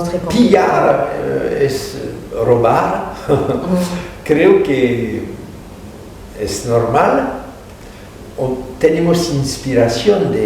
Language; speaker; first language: Spanish; non-native, fluent; French